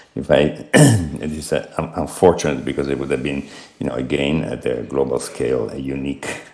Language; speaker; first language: English; non-native, fluent; Italian